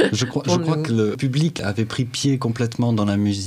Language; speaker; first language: French; native; French